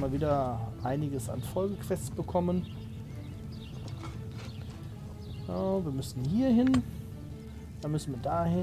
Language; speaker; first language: German; native; German